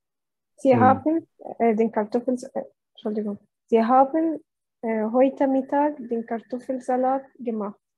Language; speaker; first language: German; non-native, learner; Arabic